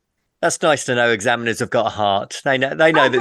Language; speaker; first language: English; native; English